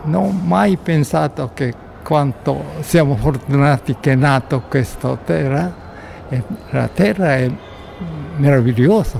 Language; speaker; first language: Italian; non-native, learner; Japanese